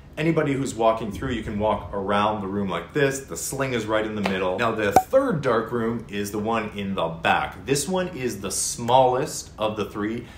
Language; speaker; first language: English; native; English